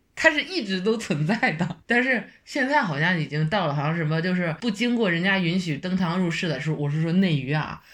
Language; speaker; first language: Chinese; native; Chinese